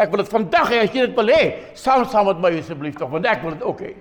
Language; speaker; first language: Afrikaans; native; Afrikaans